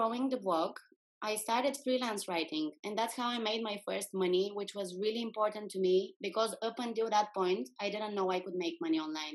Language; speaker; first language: English; non-native, fluent; Bulgarian